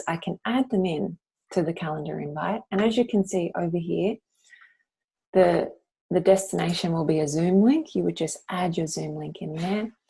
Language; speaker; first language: English; native; English